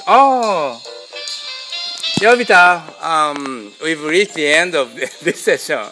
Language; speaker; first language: English; non-native, learner; Japanese